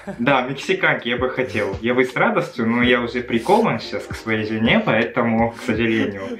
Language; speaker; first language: Russian; non-native, fluent; Japanese